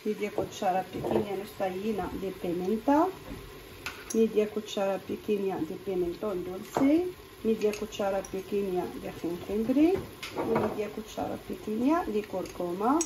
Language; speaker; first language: Spanish; non-native, fluent; Arabic